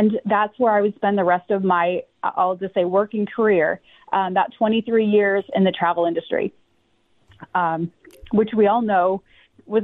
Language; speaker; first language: English; native; English